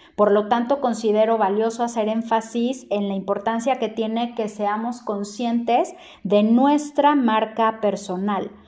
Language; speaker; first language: Spanish; native; Spanish